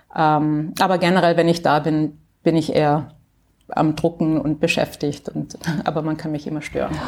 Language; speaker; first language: German; early bilingual, heritage; English